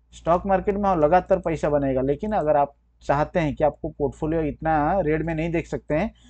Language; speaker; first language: Hindi; native; Hindi